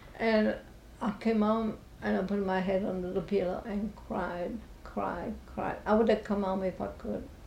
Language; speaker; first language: English; non-native, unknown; Italian